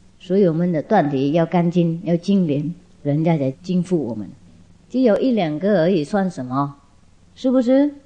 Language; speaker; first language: Chinese; non-native, fluent; Vietnamese